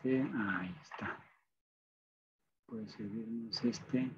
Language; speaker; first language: Spanish; native; Spanish